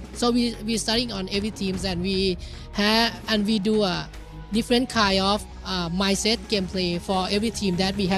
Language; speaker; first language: English; non-native, learner; Thai